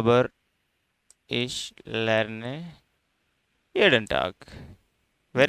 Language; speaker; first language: German; non-native, fluent; Hindi